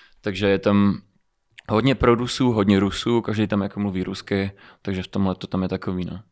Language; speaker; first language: Czech; early bilingual, other home language; Romanian